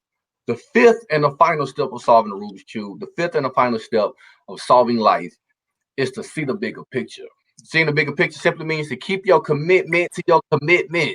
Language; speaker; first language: English; native; English